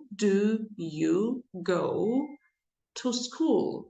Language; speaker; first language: English; non-native, fluent; Georgian